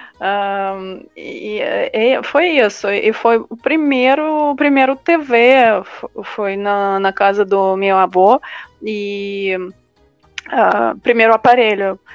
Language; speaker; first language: Portuguese; non-native, fluent; Russian